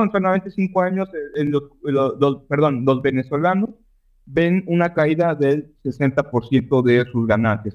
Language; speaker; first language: Spanish; native; Spanish